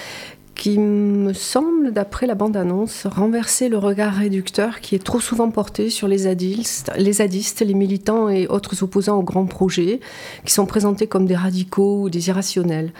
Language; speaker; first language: French; native; French